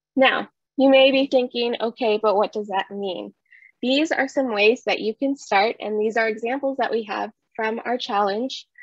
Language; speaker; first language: English; early bilingual, other home language; Spanish